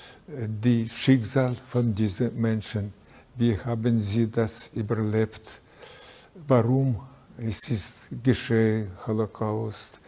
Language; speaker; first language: German; non-native, learner; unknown